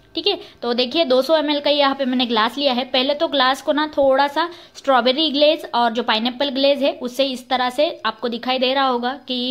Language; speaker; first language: Hindi; non-native, local second language; Marathi